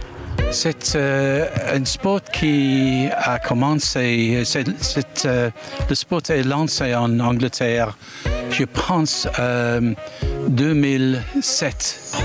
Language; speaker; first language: French; non-native, learner; English